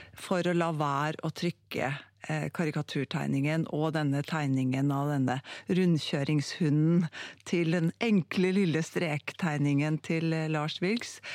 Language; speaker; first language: Norwegian; native; Norwegian